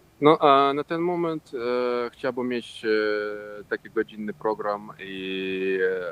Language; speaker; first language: Polish; non-native, local second language; Russian